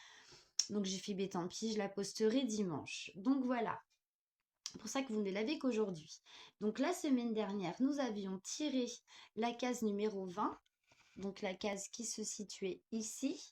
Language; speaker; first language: French; native; French